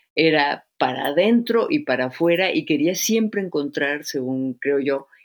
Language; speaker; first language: Spanish; native; Spanish